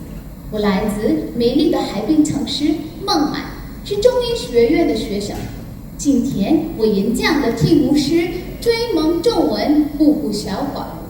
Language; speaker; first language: Chinese; non-native, learner; Hindi